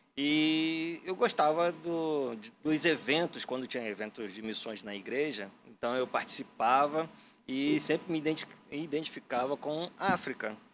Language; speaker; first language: Portuguese; native; Portuguese